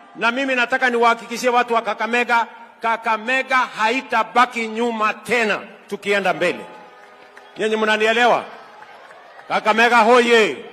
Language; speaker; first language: Swahili; native; Swahili